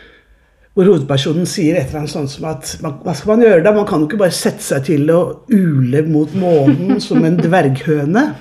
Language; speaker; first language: Norwegian; native; Norwegian